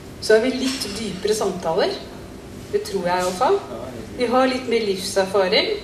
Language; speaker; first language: Norwegian; native; Norwegian